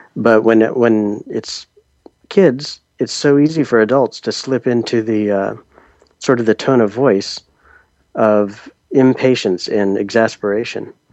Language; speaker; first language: English; native; English